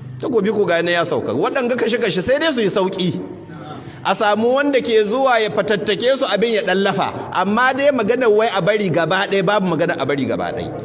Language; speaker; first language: Hausa; native; Hausa